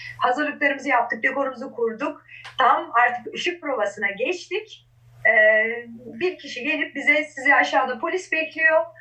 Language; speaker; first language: Turkish; non-native, local second language; Kurdish